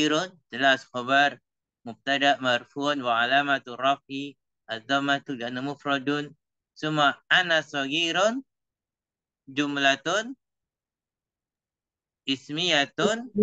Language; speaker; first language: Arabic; non-native, fluent; Indonesian